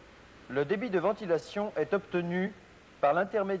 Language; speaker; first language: French; native; French